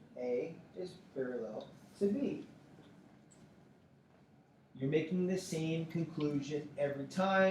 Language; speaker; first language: English; native; English